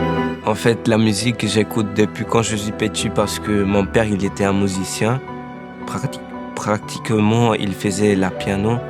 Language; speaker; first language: French; non-native, fluent; Albanian